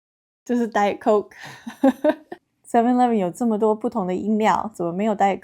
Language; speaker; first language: Chinese; non-native, fluent; English